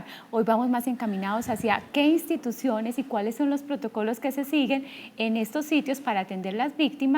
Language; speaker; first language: Spanish; native; Spanish